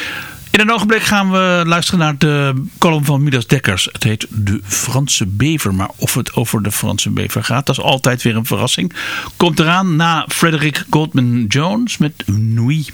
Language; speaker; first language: Dutch; native; Dutch